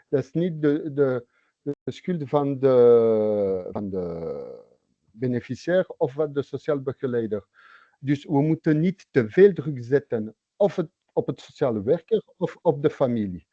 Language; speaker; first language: Dutch; non-native, local second language; French